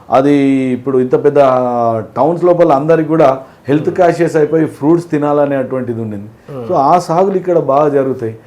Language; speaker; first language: Telugu; native; Telugu